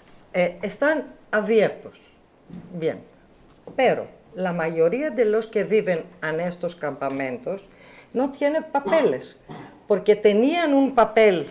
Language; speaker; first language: Spanish; non-native, learner; Greek